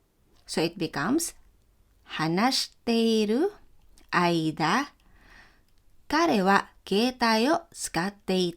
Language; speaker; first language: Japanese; non-native, fluent; Filipino